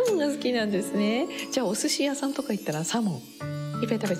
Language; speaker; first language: Japanese; native; Japanese